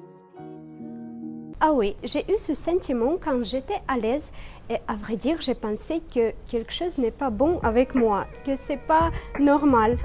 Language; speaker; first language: French; non-native, fluent; Russian